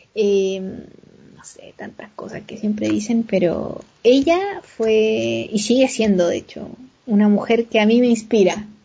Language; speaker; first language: Spanish; native; Spanish